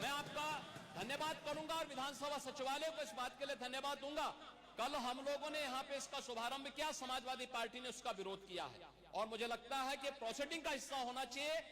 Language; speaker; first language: Hindi; native; Hindi